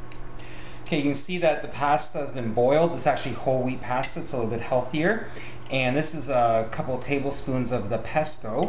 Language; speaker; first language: English; native; English